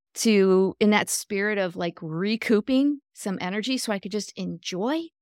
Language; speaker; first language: English; native; English